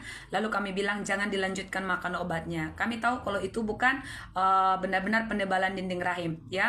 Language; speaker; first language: Malay; native; Malay